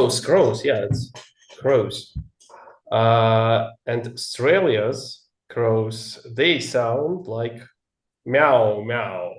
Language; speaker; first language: English; non-native, learner; Russian